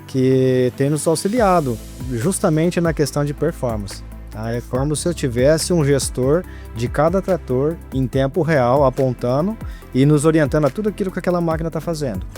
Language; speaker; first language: Portuguese; native; Portuguese